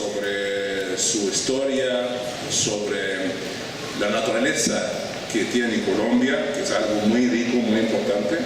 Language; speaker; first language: Spanish; non-native, fluent; Arabic